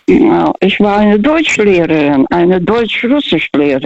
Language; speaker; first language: German; non-native, fluent; Russian